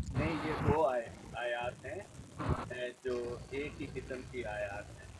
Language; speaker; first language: Urdu; non-native, local second language; Punjabi